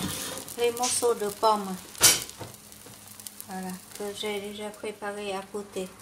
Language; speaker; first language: French; non-native, fluent; Vietnamese